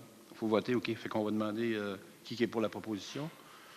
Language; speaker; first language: French; native; French